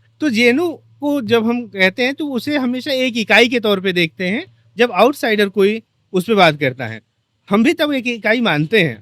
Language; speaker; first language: Hindi; native; Hindi